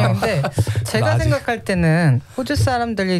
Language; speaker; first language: Korean; native; Korean